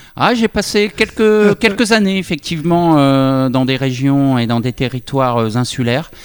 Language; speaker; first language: French; native; French